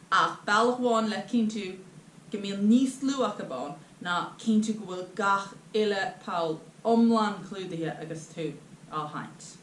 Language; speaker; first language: Irish; native; Irish